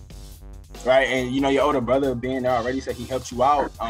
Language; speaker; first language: English; native; English